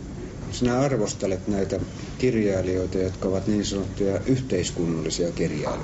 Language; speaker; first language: Finnish; native; Finnish